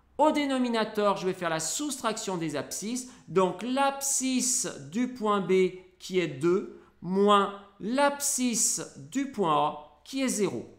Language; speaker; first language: French; native; French